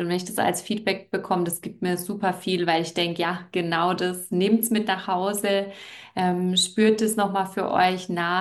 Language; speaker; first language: German; native; German